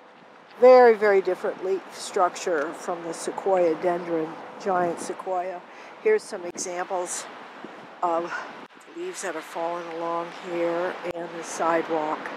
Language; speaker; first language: English; native; English